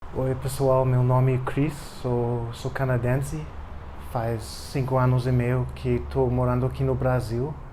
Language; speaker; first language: Portuguese; non-native, fluent; English